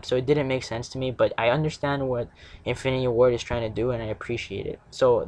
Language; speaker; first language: English; native; English